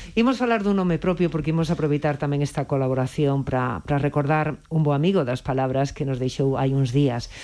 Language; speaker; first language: Galician; native; Galician